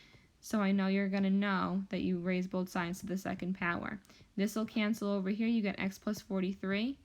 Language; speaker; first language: English; native; English